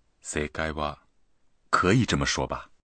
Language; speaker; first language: Chinese; non-native, fluent; Japanese